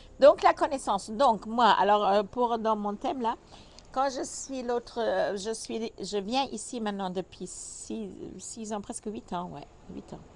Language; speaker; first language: French; non-native, fluent; German